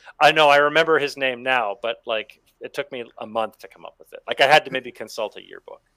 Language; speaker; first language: English; native; English